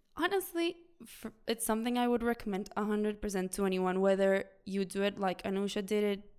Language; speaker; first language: English; non-native, fluent; Spanish